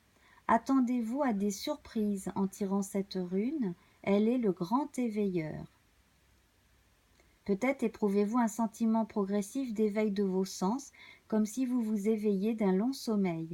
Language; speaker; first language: French; native; French